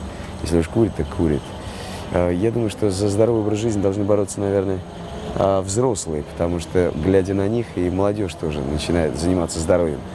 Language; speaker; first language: Russian; native; Russian